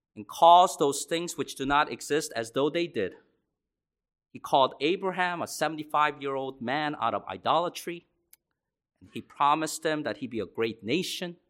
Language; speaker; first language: English; native; English